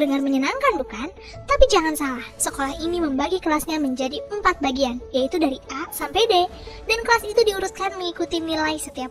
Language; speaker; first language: Indonesian; native; Indonesian